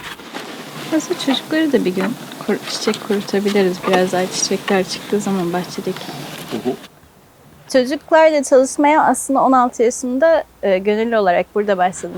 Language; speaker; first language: Turkish; native; Turkish